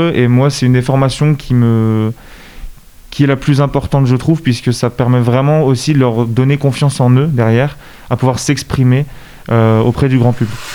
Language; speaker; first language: French; native; French